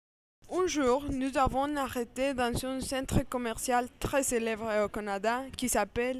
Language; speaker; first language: French; non-native, learner; Spanish